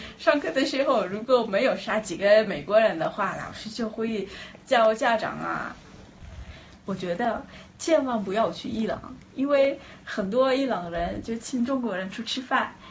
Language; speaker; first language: Chinese; non-native, fluent; Persian